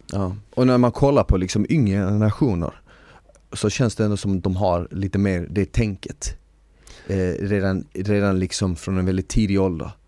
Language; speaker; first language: Swedish; early bilingual, other home language; Bosnian